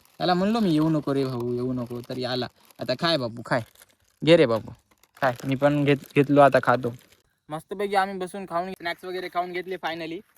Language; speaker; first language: Marathi; non-native, local second language; Lambadi